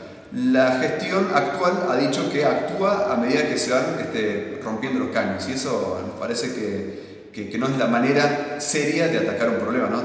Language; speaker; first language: Spanish; native; Spanish